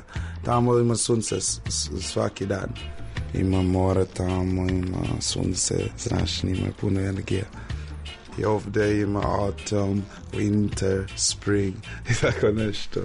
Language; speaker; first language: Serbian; non-native, learner; English